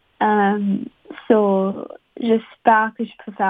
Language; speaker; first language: French; non-native, local second language; English